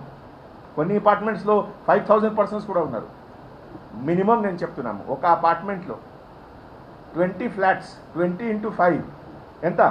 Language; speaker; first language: Telugu; non-native, fluent; Hindi